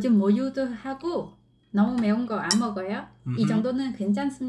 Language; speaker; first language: Korean; non-native, learner; Vietnamese